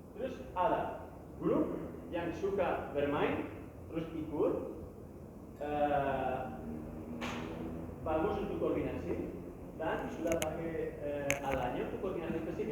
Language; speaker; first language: Indonesian; non-native, learner; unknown